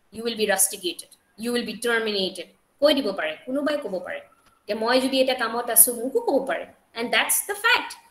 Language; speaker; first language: Assamese; non-native, local second language; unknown